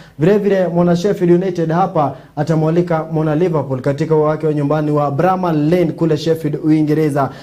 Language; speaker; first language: Swahili; non-native, local second language; Kikuyu